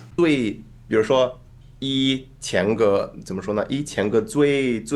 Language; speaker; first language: Chinese; non-native, fluent; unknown